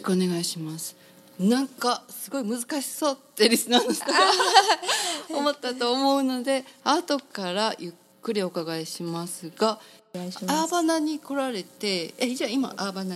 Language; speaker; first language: Japanese; native; Japanese